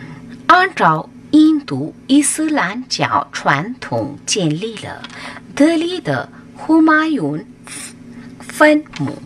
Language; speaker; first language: Chinese; non-native, fluent; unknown